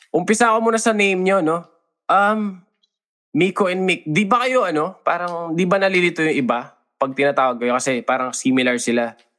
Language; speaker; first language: Filipino; native; Filipino